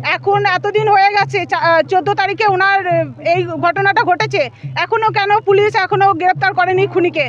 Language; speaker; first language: Bangla; non-native, local second language; Santali